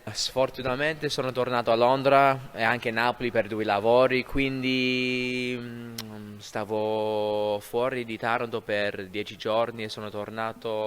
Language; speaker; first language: Italian; non-native, fluent; English